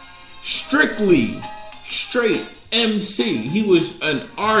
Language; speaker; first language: English; native; English